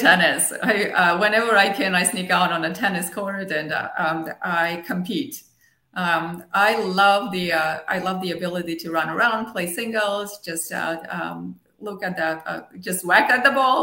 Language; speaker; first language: English; non-native, fluent; Armenian